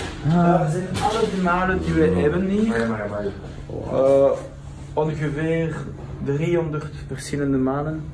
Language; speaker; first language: Dutch; non-native, local second language; French